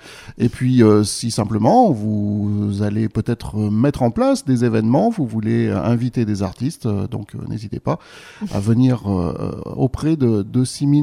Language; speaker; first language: French; native; French